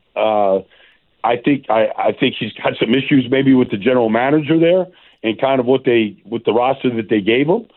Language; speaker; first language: English; native; English